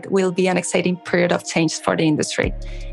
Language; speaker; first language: English; non-native, fluent; Spanish